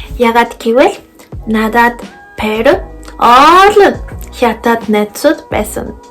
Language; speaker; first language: Mongolian; non-native, learner; Spanish